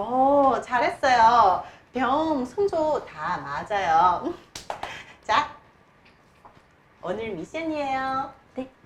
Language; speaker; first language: Korean; non-native, fluent; Chinese